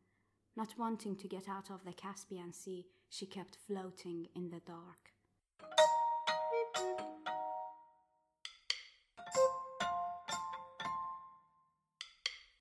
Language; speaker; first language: English; non-native, fluent; Persian